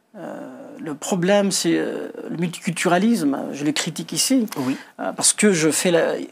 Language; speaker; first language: French; non-native, local second language; Kabyle